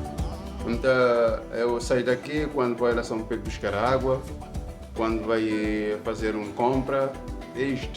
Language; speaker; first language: Portuguese; non-native, local second language; Kabuverdianu